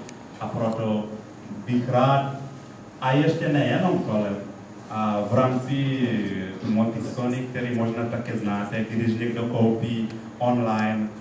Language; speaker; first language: Czech; non-native, learner; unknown